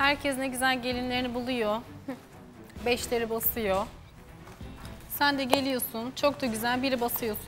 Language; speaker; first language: Turkish; native; Turkish